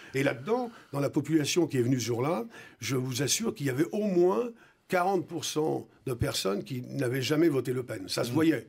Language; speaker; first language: French; native; French